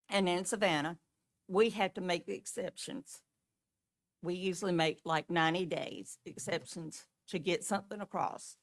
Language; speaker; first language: English; native; English